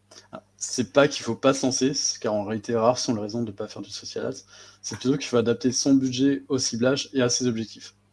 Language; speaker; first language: French; native; French